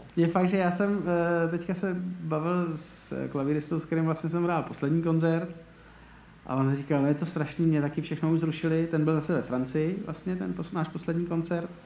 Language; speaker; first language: Czech; native; Czech